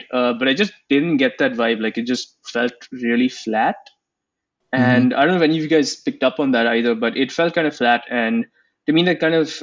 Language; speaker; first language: English; non-native, local second language; Hindi